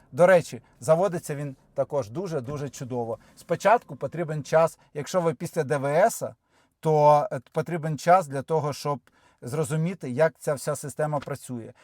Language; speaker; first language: Ukrainian; non-native, local second language; Russian